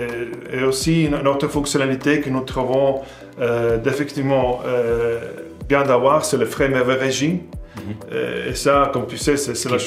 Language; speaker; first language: French; non-native, fluent; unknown